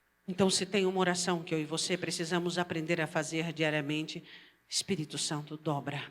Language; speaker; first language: Portuguese; native; Portuguese